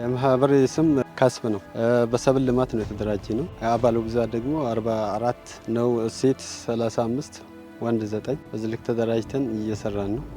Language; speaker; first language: Amharic; non-native, local second language; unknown